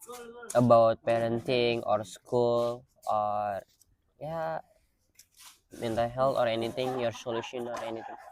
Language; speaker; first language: English; non-native, learner; Indonesian